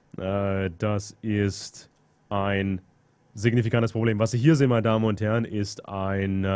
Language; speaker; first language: German; native; German